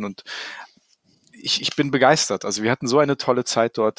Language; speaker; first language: German; native; German